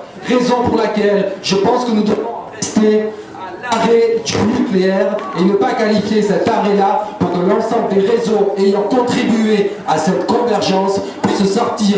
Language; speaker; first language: French; native; French